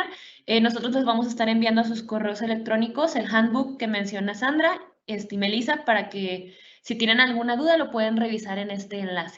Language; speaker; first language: Spanish; native; Spanish